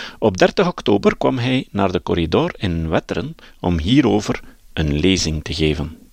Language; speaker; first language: Dutch; native; Dutch